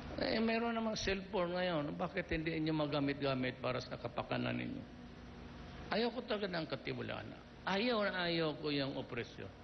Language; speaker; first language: Filipino; non-native, local second language; Cebuano